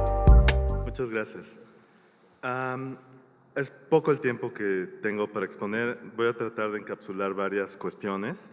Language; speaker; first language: Spanish; native; Spanish